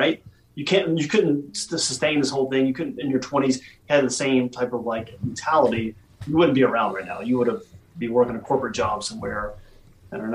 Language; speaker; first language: English; native; English